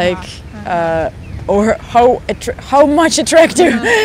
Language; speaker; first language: English; non-native, fluent; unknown